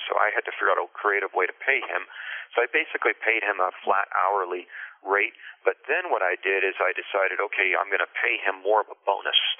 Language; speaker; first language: English; early bilingual, other home language; Spanish